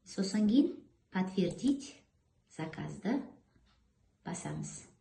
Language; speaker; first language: Russian; non-native, local second language; Kazakh